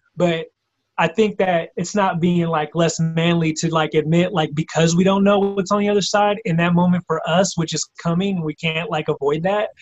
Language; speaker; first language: English; native; English